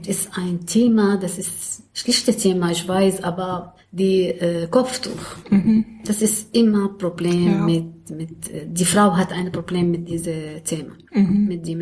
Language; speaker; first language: German; non-native, learner; Arabic